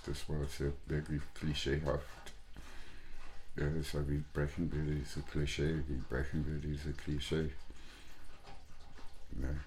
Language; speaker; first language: German; non-native, fluent; English